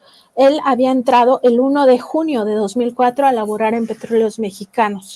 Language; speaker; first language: Spanish; native; Spanish